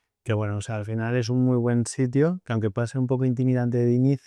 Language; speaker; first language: Spanish; native; Spanish